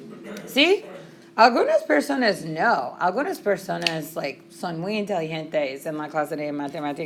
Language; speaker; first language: Spanish; non-native, fluent; English